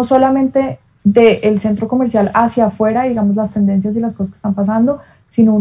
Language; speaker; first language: Spanish; native; Spanish